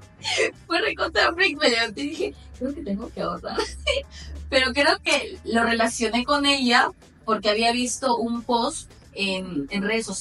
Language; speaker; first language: Spanish; native; Spanish